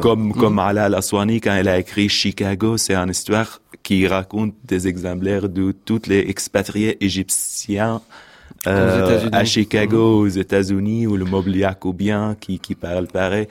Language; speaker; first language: French; non-native, fluent; Arabic